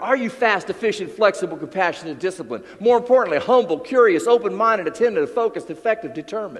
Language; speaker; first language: English; native; English